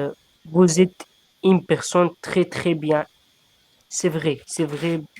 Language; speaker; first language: French; non-native, learner; Arabic